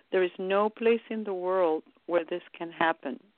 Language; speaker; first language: English; early bilingual, other home language; Romanian